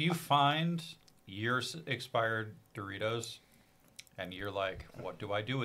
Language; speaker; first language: English; native; English